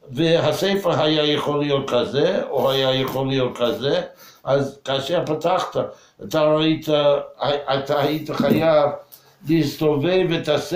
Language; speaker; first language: Hebrew; non-native, fluent; English